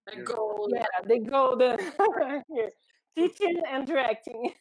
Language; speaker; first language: English; non-native, learner; Portuguese